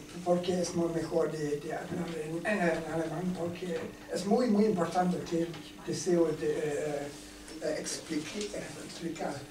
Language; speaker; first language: Spanish; non-native, learner; German